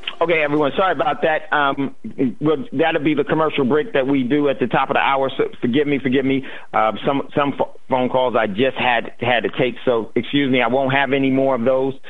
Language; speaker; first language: English; native; English